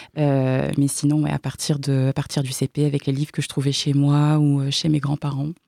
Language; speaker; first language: French; native; French